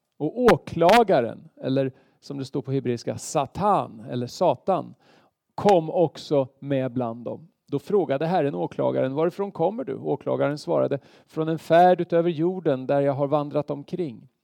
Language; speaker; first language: Swedish; native; Swedish